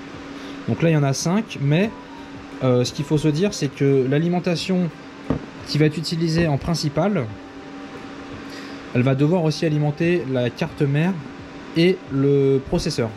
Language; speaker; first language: French; native; French